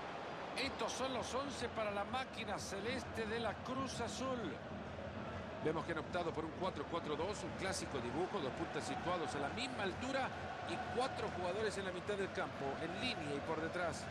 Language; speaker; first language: Spanish; native; Spanish